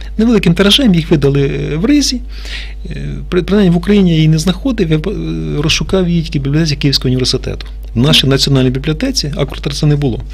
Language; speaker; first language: Ukrainian; native; Ukrainian